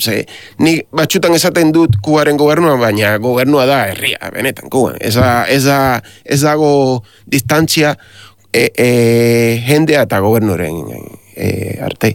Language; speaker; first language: Basque; non-native, learner; Spanish